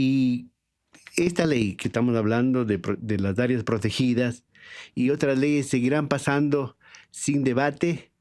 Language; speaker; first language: Spanish; native; Spanish